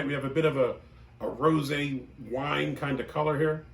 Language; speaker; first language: English; native; English